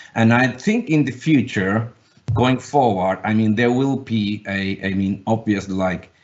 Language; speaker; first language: English; non-native, fluent; Finnish